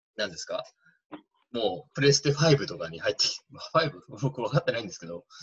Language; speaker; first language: Japanese; native; Japanese